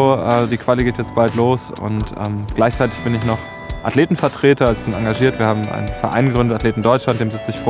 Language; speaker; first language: German; native; German